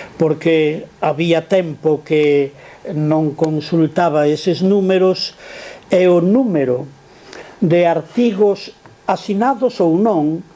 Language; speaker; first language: Galician; non-native, local second language; Spanish